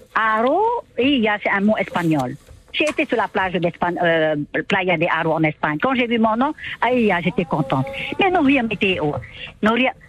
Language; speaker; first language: French; native; French